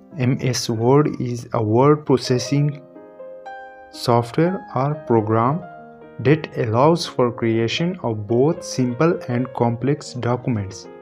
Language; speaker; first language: English; non-native, local second language; Urdu